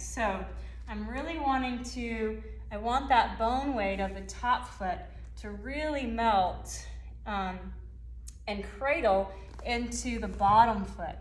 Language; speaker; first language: English; native; English